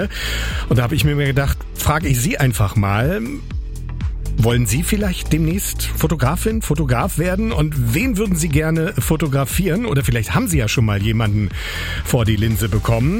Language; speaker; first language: German; native; German